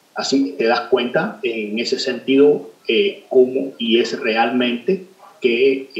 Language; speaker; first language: Spanish; native; Spanish